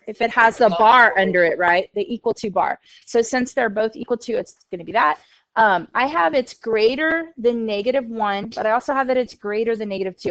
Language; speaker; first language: English; native; English